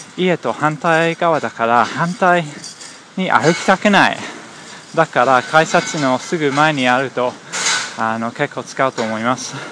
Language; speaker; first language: Japanese; non-native, fluent; English